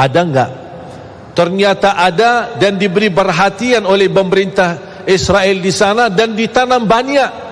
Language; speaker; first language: Malay; non-native, fluent; Arabic